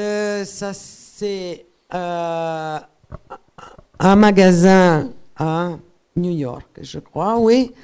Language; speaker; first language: French; non-native, fluent; Italian